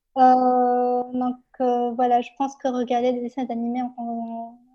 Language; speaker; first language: French; non-native, local second language; Arabic